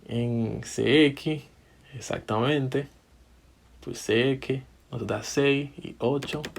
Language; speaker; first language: Spanish; non-native, fluent; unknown